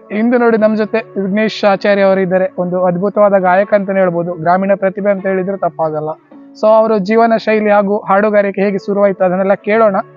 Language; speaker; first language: Kannada; native; Kannada